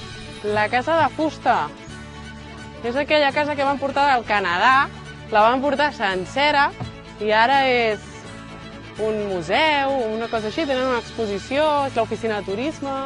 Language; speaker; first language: Catalan; native; Catalan